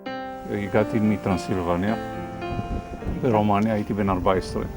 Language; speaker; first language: Hebrew; non-native, fluent; Romanian